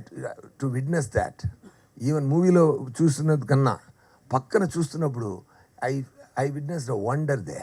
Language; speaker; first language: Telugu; non-native, local second language; Tamil